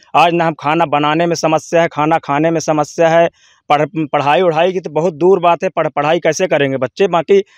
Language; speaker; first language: Hindi; native; Hindi